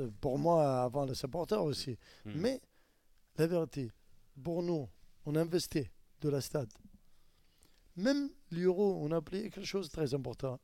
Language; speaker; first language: French; non-native, learner; Arabic